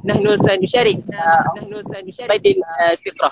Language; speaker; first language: Arabic; non-native, learner; Malay